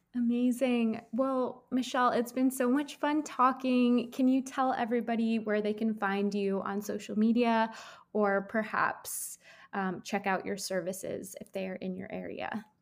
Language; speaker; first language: English; native; English